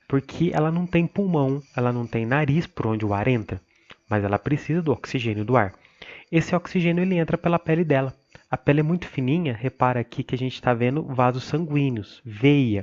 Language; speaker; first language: Portuguese; native; Portuguese